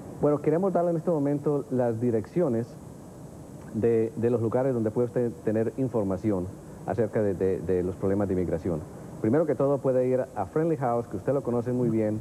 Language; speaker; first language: Spanish; native; Spanish